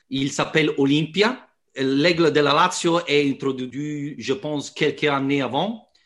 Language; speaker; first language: French; non-native, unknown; Italian